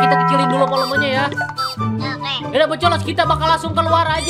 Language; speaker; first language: Indonesian; native; Indonesian